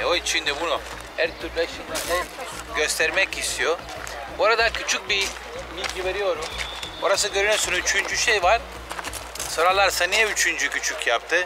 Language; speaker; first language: Turkish; non-native, fluent; Italian